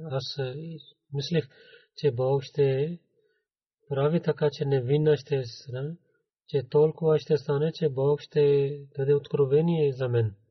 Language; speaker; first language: Bulgarian; non-native, learner; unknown